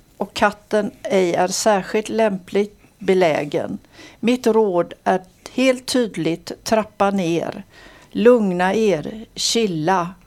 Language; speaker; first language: Swedish; native; Swedish